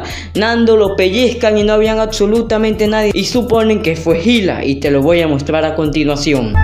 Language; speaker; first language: Spanish; native; Spanish